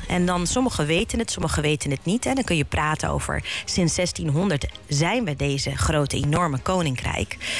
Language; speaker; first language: Dutch; early bilingual, other home language; Bosnian